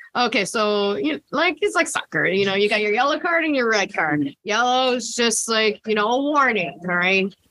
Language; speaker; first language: English; early bilingual, other home language; Spanish